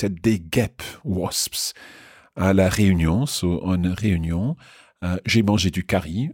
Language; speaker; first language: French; non-native, fluent; English